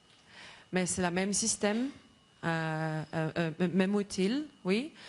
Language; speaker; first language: French; non-native, learner; Estonian